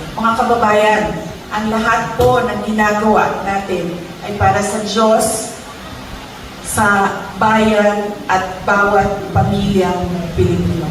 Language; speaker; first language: Filipino; non-native, local second language; Cebuano